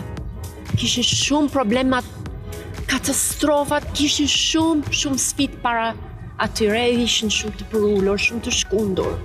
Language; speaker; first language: Albanian; non-native, learner; English